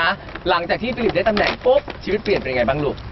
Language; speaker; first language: Thai; native; Thai